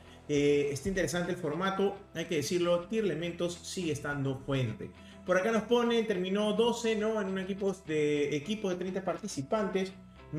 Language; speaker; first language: Spanish; native; Spanish